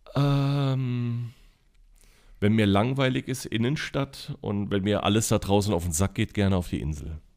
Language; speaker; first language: German; native; German